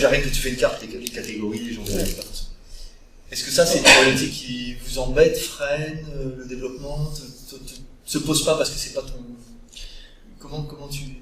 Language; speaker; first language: French; native; French